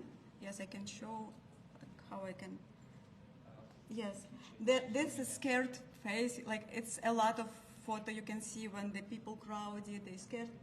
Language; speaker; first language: English; non-native, learner; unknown